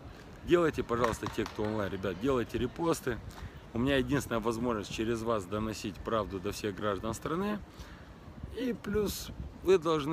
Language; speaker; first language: Russian; native; Russian